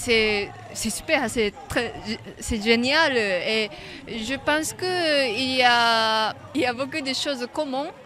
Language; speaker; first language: French; non-native, learner; Japanese